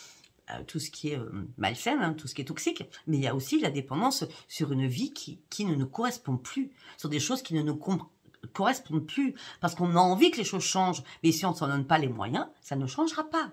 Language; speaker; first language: French; native; French